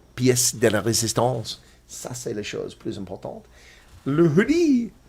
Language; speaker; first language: French; non-native, learner; English